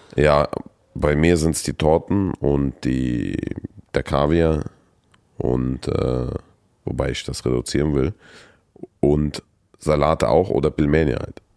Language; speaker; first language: German; early bilingual, other home language; Russian